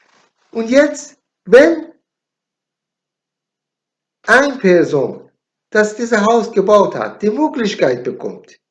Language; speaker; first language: German; non-native, learner; Persian